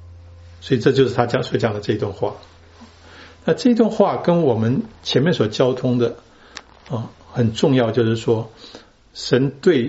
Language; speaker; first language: Chinese; native; Chinese